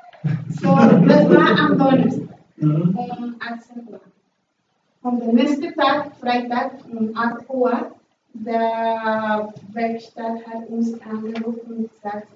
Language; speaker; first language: German; non-native, learner; Spanish